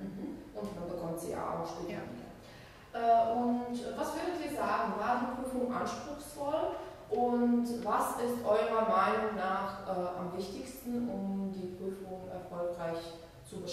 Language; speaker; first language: German; non-native, fluent; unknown